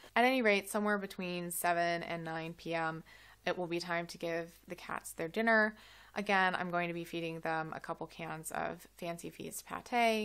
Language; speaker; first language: English; native; English